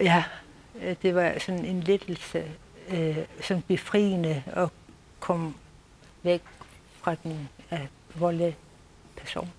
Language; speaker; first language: Danish; non-native, local second language; Kalaallisut